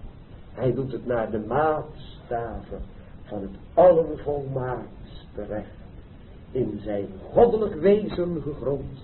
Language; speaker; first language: Dutch; native; Dutch